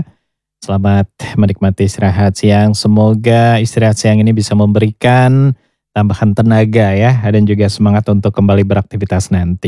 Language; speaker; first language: Indonesian; native; Indonesian